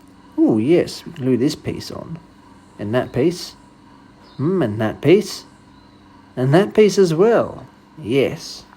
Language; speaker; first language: English; native; English